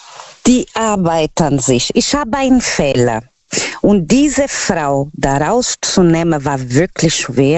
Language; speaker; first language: German; non-native, learner; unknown